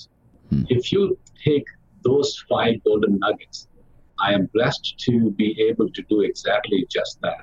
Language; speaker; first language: English; non-native, local second language; Telugu